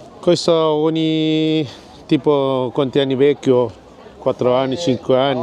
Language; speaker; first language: Italian; non-native, learner; Malayalam